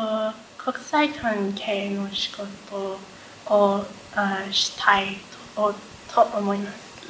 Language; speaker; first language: Japanese; non-native, learner; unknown